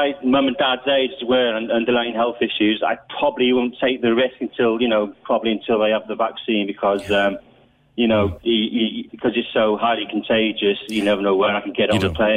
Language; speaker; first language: English; native; English